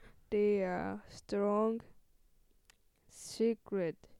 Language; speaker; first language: English; non-native, learner; Japanese